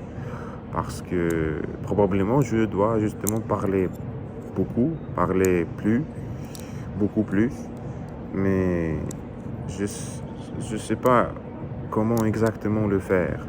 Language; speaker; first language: French; non-native, learner; Russian